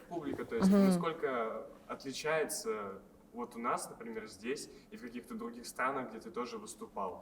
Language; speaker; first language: Russian; native; Russian